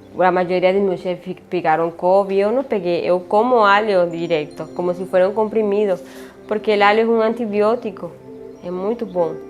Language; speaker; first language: Portuguese; non-native, learner; Spanish